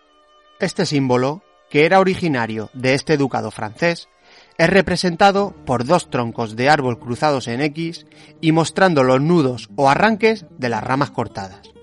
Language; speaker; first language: Spanish; native; Spanish